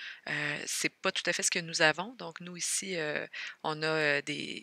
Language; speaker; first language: French; native; French